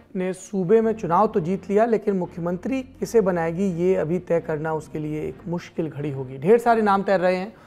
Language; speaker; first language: Hindi; native; Hindi